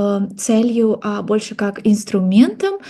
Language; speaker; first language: Russian; non-native, local second language; Kazakh